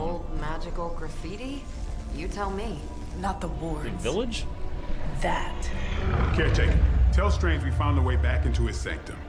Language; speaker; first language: English; native; English